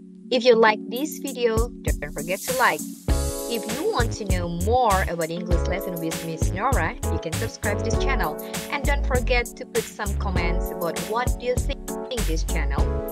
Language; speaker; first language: English; non-native, fluent; Indonesian